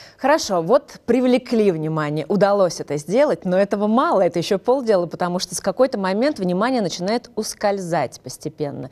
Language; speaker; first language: Russian; native; Russian